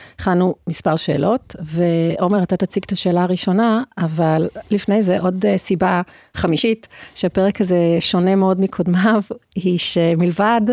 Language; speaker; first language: Hebrew; native; Hebrew